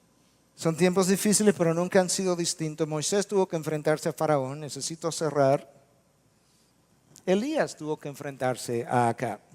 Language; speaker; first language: Spanish; native; Spanish